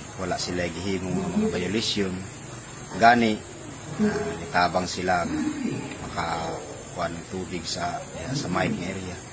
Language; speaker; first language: Cebuano; non-native, local second language; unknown